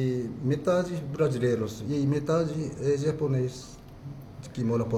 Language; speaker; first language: Portuguese; non-native, fluent; Japanese